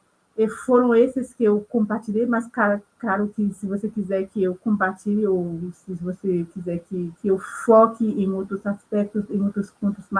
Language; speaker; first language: Portuguese; non-native, local second language; Haitian Creole